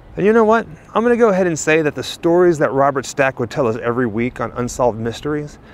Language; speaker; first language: English; native; English